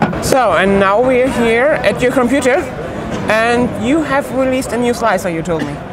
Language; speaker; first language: English; non-native, fluent; German